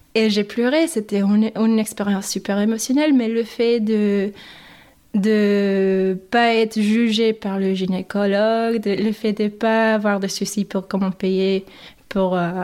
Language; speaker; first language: French; non-native, fluent; English